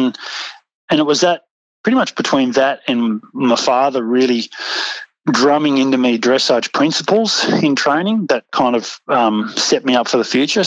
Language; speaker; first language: English; native; English